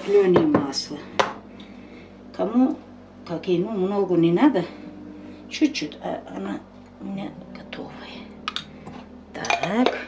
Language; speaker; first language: Russian; non-native, local second language; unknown